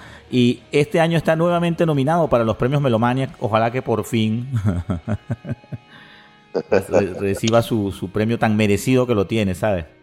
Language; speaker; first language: Spanish; native; Spanish